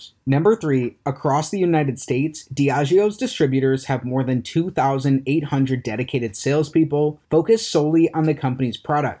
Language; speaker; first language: English; native; English